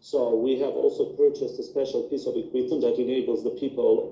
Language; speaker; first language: English; non-native, fluent; Armenian